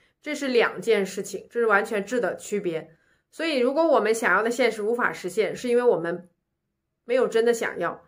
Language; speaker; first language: Chinese; native; Chinese